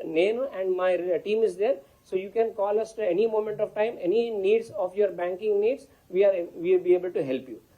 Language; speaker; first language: English; non-native, local second language; Telugu